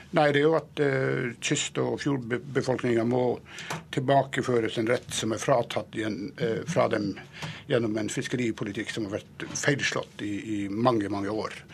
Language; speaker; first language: Norwegian; native; Norwegian